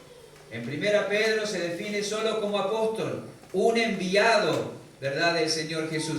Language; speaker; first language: Spanish; native; Spanish